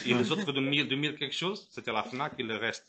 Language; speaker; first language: French; non-native, fluent; Portuguese